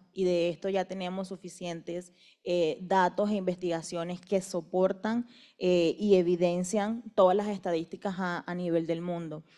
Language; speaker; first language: Spanish; native; Spanish